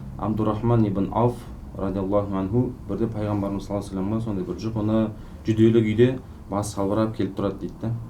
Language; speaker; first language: Kazakh; native; Kazakh